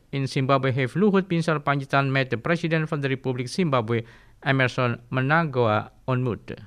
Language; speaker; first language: Dutch; non-native, fluent; Indonesian